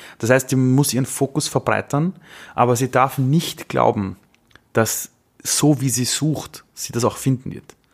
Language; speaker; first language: German; early bilingual, other home language; Persian